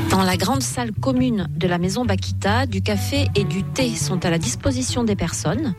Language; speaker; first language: French; native; French